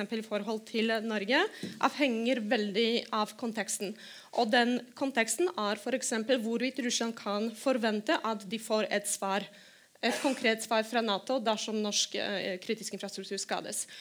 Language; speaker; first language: Norwegian; non-native, fluent; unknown